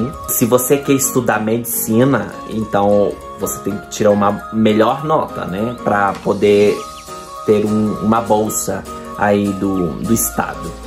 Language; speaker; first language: Portuguese; non-native, fluent; Spanish